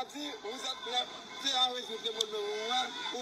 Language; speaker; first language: French; non-native, learner; Haitian Creole